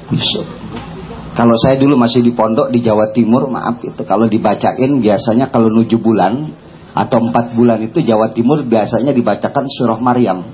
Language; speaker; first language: Indonesian; native; Indonesian